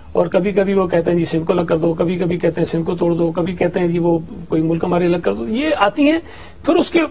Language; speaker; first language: Urdu; native; Urdu